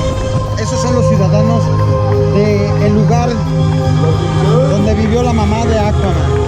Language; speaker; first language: Spanish; native; Spanish